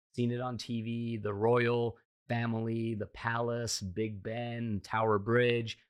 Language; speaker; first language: English; early bilingual, heritage; Hungarian